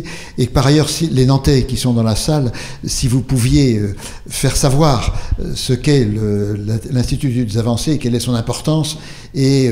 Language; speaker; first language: French; native; French